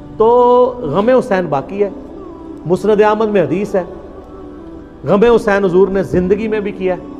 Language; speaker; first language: Urdu; non-native, local second language; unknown